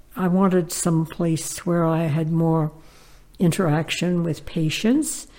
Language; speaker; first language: English; native; English